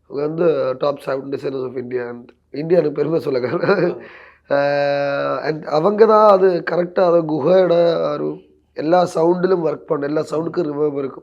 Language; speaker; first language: Tamil; non-native, learner; Malayalam